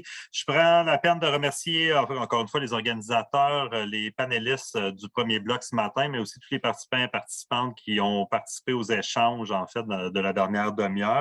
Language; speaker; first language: French; native; French